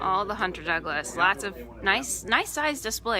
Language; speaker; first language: English; native; English